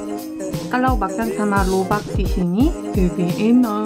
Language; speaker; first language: Indonesian; non-native, fluent; Korean